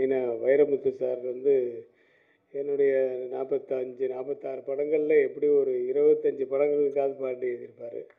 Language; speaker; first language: Tamil; native; Tamil